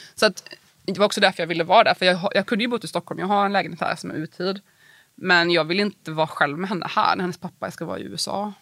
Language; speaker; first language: Swedish; native; Swedish